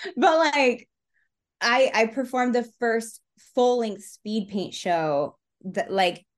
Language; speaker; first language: English; native; English